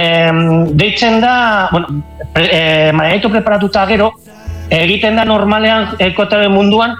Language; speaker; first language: Basque; non-native, local second language; Spanish